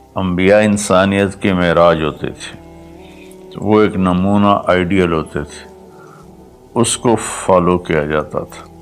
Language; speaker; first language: Urdu; non-native, local second language; Punjabi